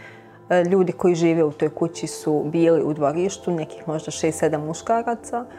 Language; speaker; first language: Bosnian; native; Bosnian